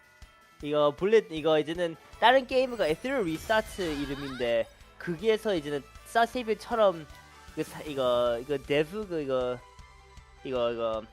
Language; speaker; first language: Korean; early bilingual, heritage; Korean